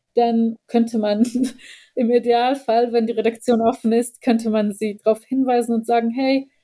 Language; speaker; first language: German; early bilingual, heritage; Bosnian